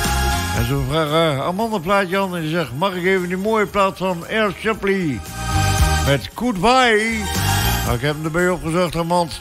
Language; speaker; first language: Dutch; native; Dutch